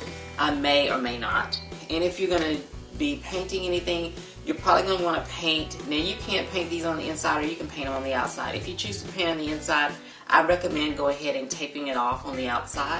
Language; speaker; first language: English; native; English